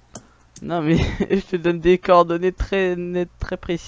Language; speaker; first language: French; native; French